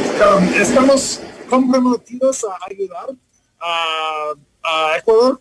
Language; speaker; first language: Spanish; non-native, learner; English